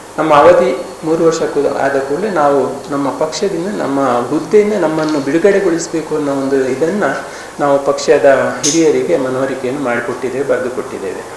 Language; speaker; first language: Kannada; native; Kannada